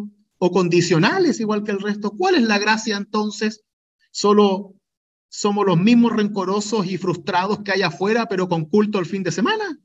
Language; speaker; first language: Spanish; native; Spanish